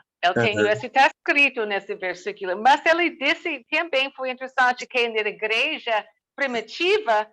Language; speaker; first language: Portuguese; non-native, learner; English